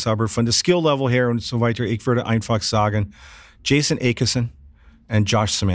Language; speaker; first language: German; non-native, fluent; English